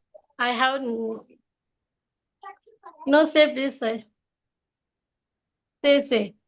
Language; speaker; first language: English; non-native, learner; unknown